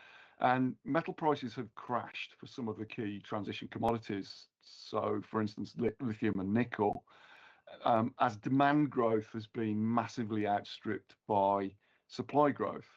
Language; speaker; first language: English; native; English